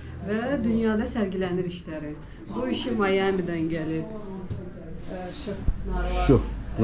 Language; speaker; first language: Turkish; non-native, learner; Azerbaijani